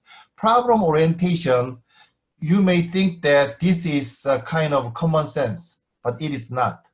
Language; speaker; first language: English; non-native, fluent; Korean